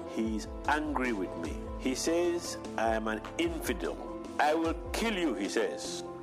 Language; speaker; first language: English; non-native, fluent; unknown